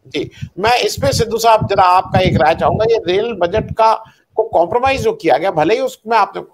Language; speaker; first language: Hindi; native; Hindi